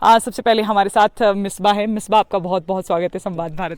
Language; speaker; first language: Hindi; native; Hindi